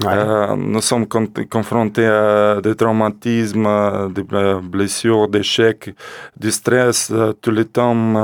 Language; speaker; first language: French; non-native, learner; Russian